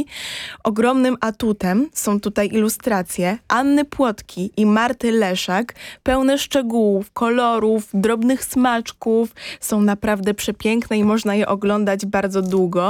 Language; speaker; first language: Polish; native; Polish